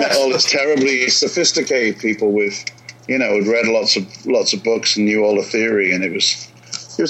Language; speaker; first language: English; native; English